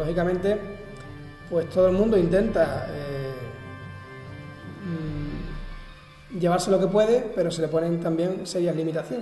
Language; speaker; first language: Spanish; native; Spanish